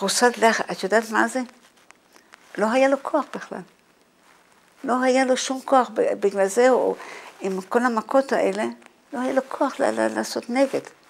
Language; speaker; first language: Hebrew; non-native, fluent; Dutch